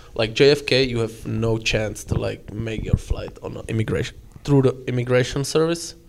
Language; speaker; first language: English; non-native, fluent; Czech